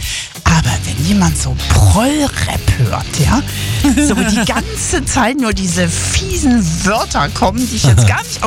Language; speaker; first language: German; native; German